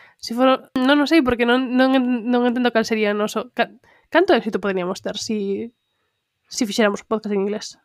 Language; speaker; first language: Galician; non-native, local second language; Spanish